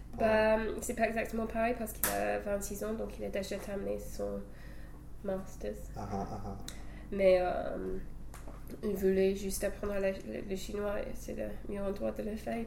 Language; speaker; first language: French; non-native, fluent; English